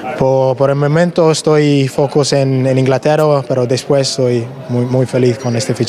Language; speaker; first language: Spanish; non-native, learner; English